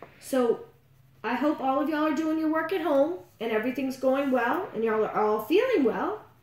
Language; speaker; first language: English; native; English